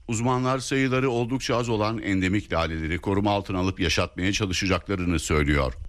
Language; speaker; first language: Turkish; native; Turkish